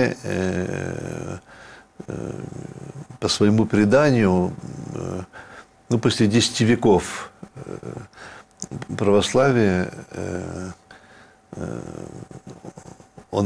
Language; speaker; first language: Russian; early bilingual, heritage; Russian